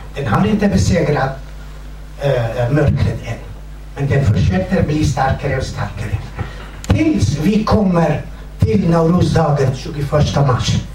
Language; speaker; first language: Swedish; non-native, fluent; Kurdish